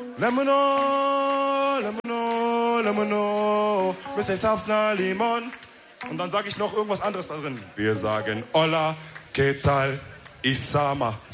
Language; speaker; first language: German; early bilingual, other home language; Wolof